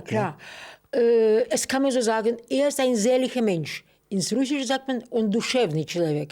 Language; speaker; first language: German; non-native, fluent; Russian